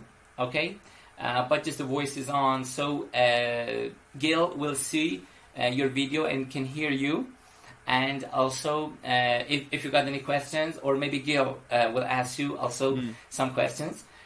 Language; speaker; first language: English; non-native, fluent; Persian